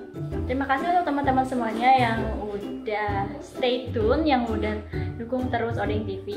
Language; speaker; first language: Indonesian; native; Indonesian